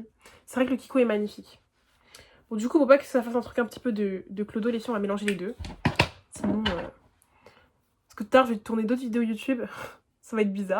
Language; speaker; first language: French; native; French